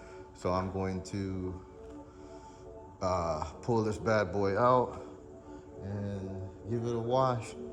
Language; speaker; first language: English; native; English